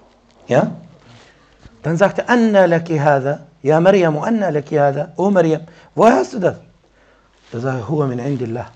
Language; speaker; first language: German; non-native, fluent; Arabic